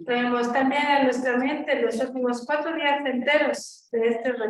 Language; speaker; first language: Spanish; native; Spanish